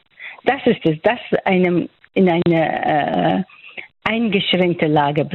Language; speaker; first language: German; non-native, fluent; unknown